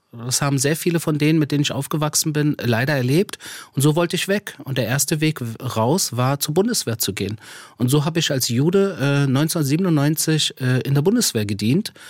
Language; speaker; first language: German; early bilingual, other home language; Persian